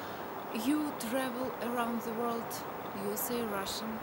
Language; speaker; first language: English; non-native, fluent; Russian